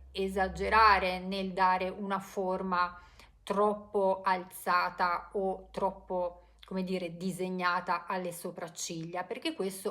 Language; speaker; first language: Italian; native; Italian